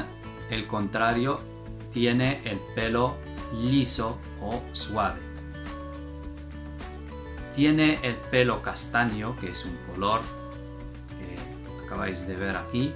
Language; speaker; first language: Spanish; non-native, fluent; Arabic